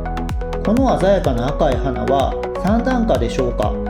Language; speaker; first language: Japanese; native; Japanese